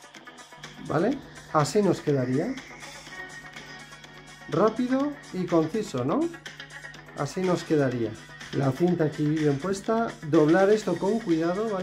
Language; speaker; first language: Spanish; native; Spanish